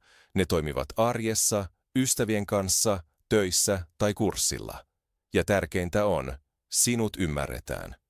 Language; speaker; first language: Finnish; non-native, fluent; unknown